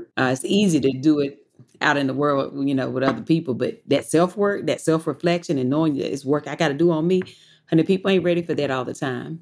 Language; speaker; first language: English; native; English